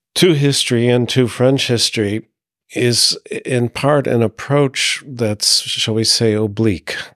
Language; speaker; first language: English; native; English